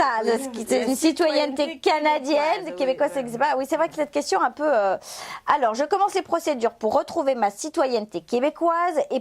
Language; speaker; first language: French; native; French